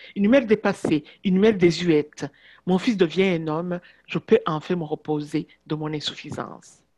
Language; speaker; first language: French; non-native, local second language; Kinyarwanda